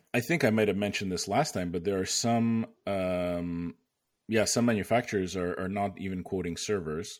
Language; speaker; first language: English; native; English